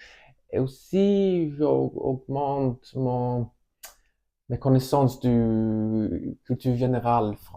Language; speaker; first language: French; non-native, learner; Swedish